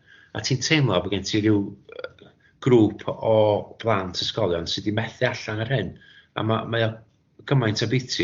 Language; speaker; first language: Welsh; native; Welsh